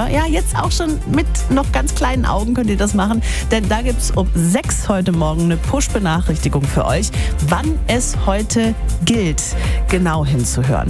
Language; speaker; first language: German; native; German